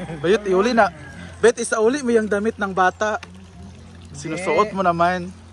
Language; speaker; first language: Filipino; non-native, local second language; Cebuano